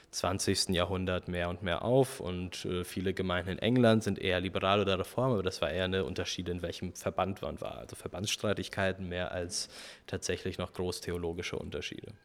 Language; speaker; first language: German; early bilingual, other home language; Russian